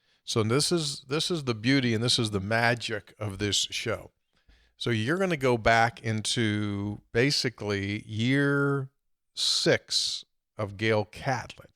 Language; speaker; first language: English; native; English